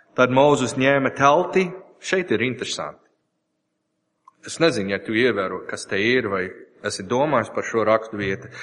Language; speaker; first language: Latvian; non-native, learner; English